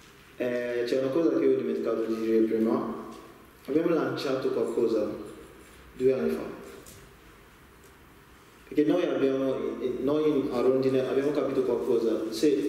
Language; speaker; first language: Italian; non-native, learner; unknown